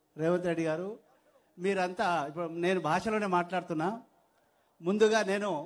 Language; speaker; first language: Telugu; non-native, local second language; Lambadi